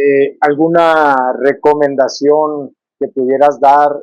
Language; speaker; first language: Spanish; native; Spanish